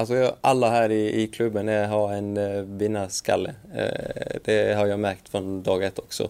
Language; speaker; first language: Swedish; non-native, fluent; Icelandic